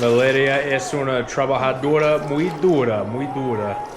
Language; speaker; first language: Spanish; non-native, learner; English